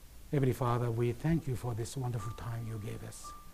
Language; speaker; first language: English; non-native, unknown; Japanese